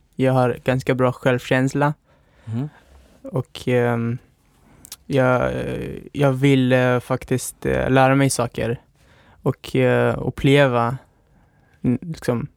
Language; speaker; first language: Swedish; non-native, fluent; Urdu